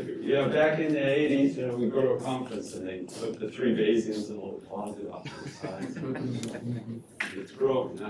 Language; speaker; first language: English; native; English